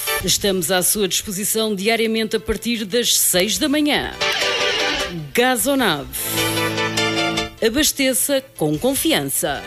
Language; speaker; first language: Portuguese; native; Portuguese